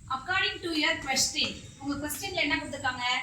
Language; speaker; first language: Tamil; native; Tamil